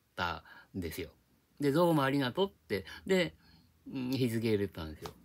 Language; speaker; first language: Japanese; native; Japanese